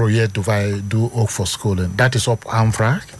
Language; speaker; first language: Dutch; non-native, learner; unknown